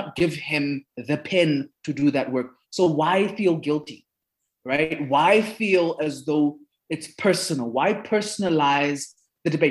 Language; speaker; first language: English; non-native, local second language; Zulu